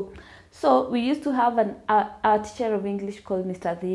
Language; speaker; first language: English; non-native, local second language; Luyia